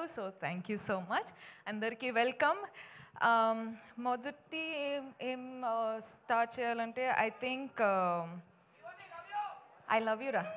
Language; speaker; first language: Telugu; non-native, fluent; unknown